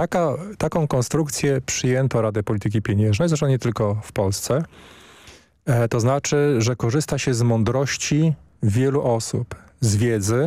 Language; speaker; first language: Polish; native; Polish